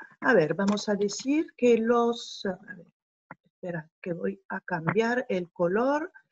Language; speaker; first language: Spanish; non-native, fluent; French